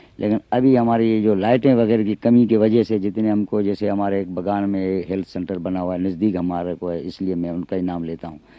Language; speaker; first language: Urdu; non-native, local second language; Sindhi